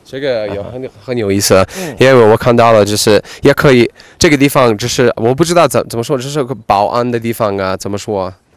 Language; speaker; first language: Chinese; non-native, fluent; English